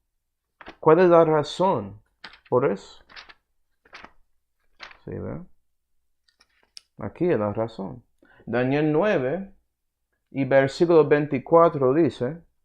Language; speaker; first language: Spanish; early bilingual, heritage; Spanish